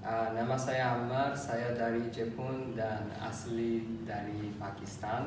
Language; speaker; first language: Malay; non-native, learner; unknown